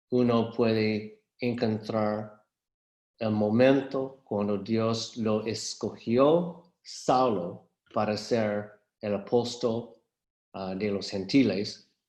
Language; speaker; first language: Spanish; non-native, fluent; English